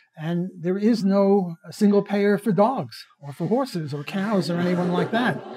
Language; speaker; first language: English; native; English